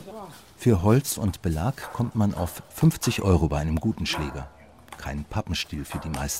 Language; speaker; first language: German; native; German